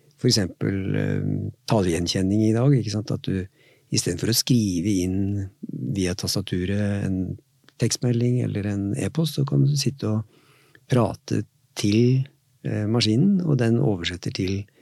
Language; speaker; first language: Norwegian; native; Norwegian